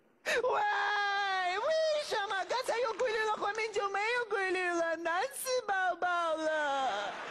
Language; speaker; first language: Chinese; non-native, fluent; Russian